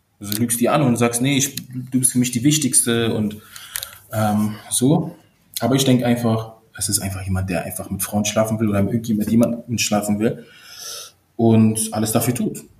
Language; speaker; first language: German; early bilingual, other home language; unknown